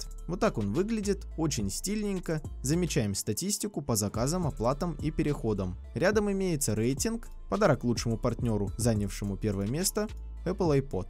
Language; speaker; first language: Russian; native; Russian